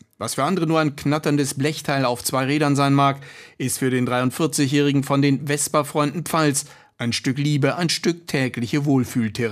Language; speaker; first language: German; native; German